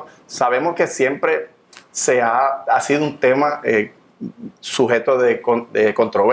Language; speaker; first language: Spanish; native; Spanish